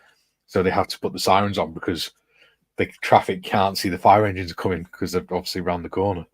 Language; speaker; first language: English; native; English